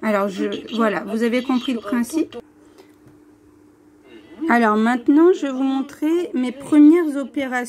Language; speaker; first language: French; native; French